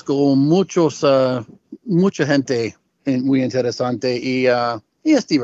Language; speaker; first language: Spanish; non-native, learner; English